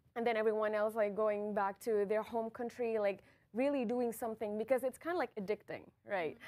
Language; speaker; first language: English; non-native, fluent; Indonesian